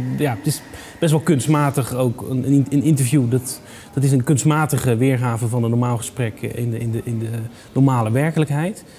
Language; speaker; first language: Dutch; native; Dutch